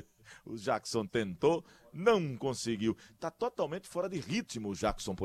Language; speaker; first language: Portuguese; native; Portuguese